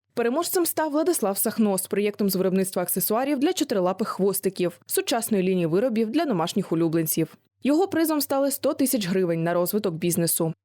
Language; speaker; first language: Ukrainian; native; Ukrainian